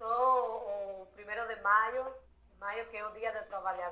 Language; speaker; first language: Portuguese; non-native, learner; Spanish